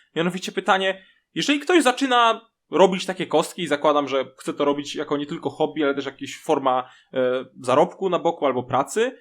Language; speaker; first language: Polish; native; Polish